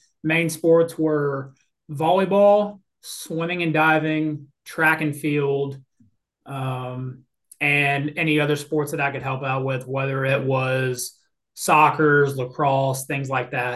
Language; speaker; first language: English; native; English